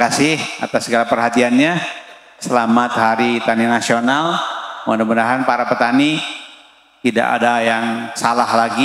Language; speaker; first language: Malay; non-native, local second language; Sundanese